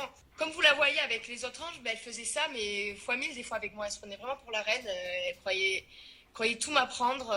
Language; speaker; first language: French; native; French